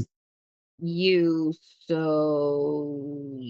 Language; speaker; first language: English; native; English